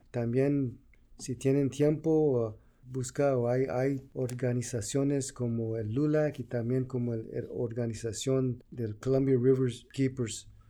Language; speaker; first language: Spanish; early bilingual, heritage; Spanish